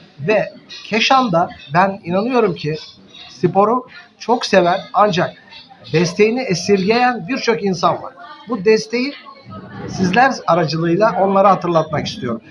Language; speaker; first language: Turkish; native; Turkish